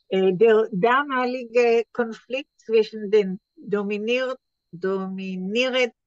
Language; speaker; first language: German; non-native, learner; Hebrew